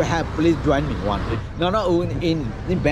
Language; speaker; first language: English; non-native, learner; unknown